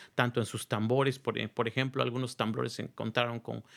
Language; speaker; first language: Spanish; native; Spanish